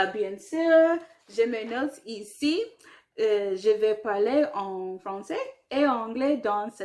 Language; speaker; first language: French; non-native, learner; English